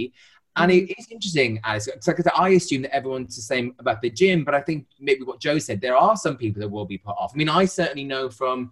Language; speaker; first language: English; native; English